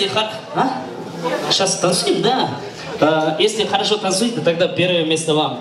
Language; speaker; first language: Russian; non-native, local second language; Kyrgyz